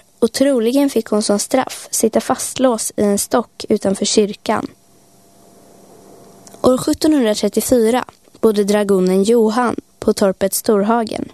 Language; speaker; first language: Swedish; native; Swedish